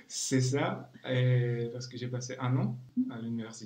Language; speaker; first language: French; non-native, fluent; Czech